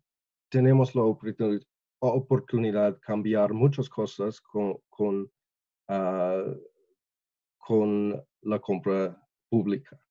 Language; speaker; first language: Spanish; non-native, learner; English